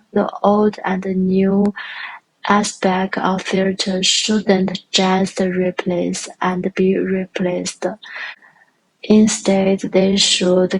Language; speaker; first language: English; non-native, learner; Chinese